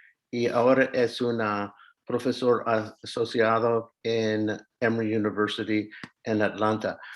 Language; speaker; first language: Spanish; non-native, fluent; English